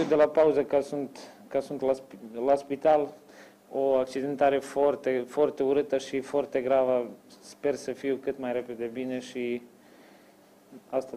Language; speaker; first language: Romanian; non-native, fluent; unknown